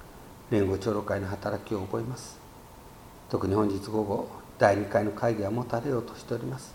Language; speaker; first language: Japanese; native; Japanese